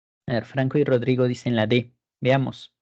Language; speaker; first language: Spanish; native; Spanish